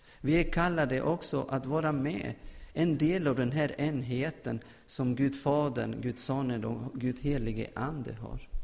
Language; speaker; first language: Swedish; non-native, fluent; Spanish